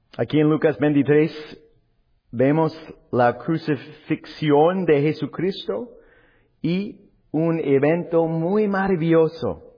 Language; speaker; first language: Spanish; non-native, learner; English